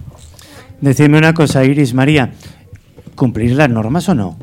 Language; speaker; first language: Spanish; native; Spanish